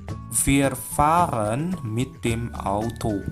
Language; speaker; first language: German; non-native, fluent; Indonesian